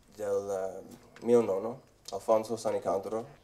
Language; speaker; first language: Italian; non-native, learner; English